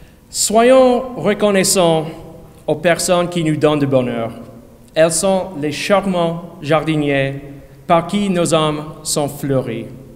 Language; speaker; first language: French; non-native, fluent; English